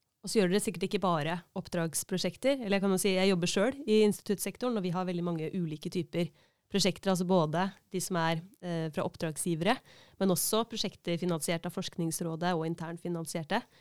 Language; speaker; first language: Norwegian; native; Norwegian